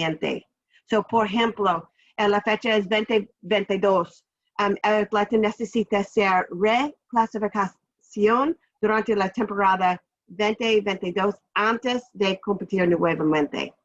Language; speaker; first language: Spanish; non-native, learner; English